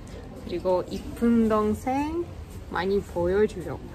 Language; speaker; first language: Korean; non-native, fluent; Russian